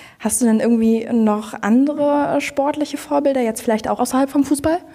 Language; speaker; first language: German; native; German